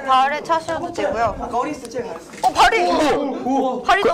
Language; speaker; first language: Korean; native; Korean